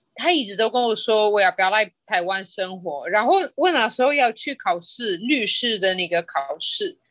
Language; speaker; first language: Chinese; non-native, fluent; Spanish